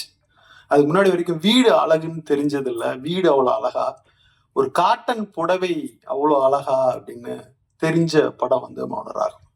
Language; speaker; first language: Tamil; native; Tamil